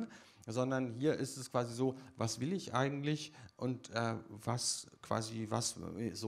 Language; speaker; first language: German; native; German